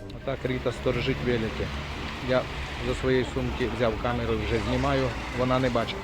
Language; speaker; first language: Ukrainian; non-native, local second language; Russian